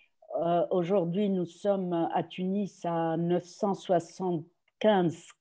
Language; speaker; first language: French; non-native, local second language; Arabic